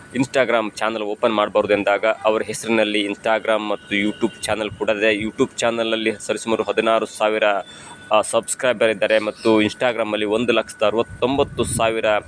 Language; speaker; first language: Kannada; native; Kannada